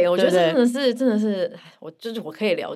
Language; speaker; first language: Chinese; native; Chinese